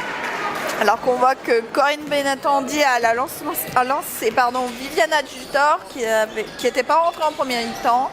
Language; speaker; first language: French; native; French